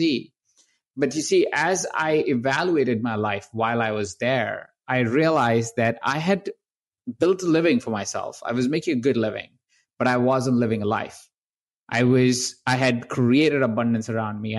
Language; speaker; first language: English; non-native, local second language; Hindi